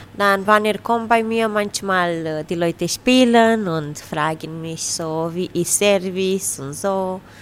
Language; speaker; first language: German; non-native, learner; Romanian